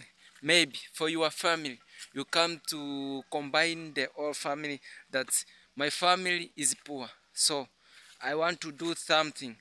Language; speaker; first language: English; non-native, learner; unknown